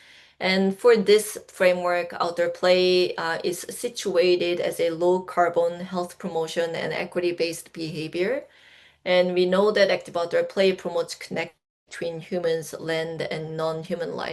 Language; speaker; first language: English; non-native, fluent; Korean